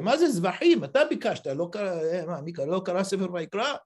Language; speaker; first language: Hebrew; non-native, fluent; English